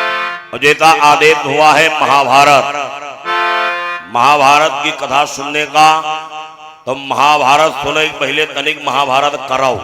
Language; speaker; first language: Hindi; native; Hindi